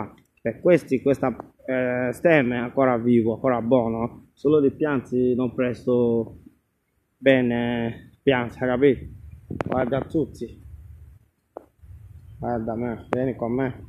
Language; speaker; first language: Italian; non-native, learner; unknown